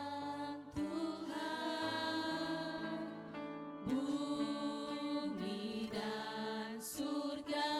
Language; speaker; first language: Indonesian; native; Indonesian